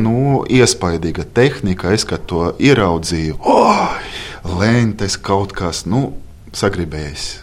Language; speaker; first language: Latvian; non-native, local second language; Russian